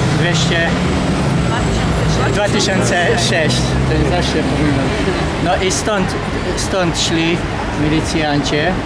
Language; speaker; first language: Polish; non-native, learner; Hungarian